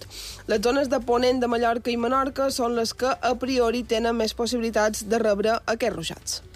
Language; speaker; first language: Catalan; native; Catalan